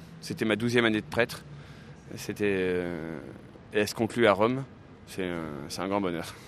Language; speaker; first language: French; native; French